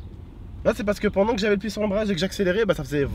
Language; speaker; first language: French; native; French